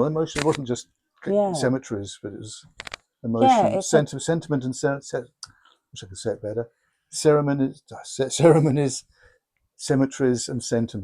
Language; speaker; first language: English; native; English